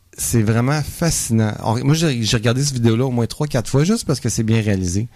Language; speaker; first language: French; native; French